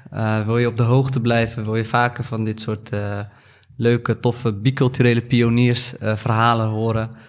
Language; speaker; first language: Dutch; early bilingual, other home language; Arabic